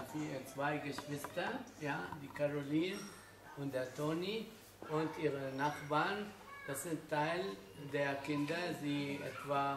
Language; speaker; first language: German; non-native, fluent; Arabic